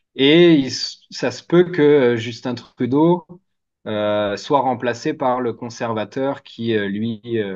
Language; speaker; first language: French; native; French